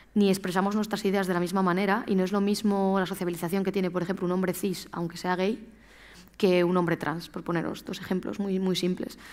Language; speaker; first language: Spanish; native; Spanish